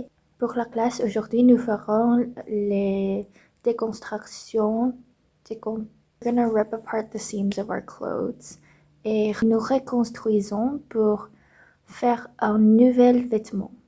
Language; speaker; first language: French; non-native, learner; Indonesian